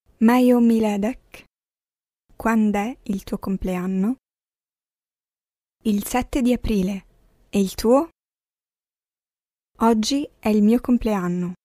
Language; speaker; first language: Italian; non-native, fluent; Arabic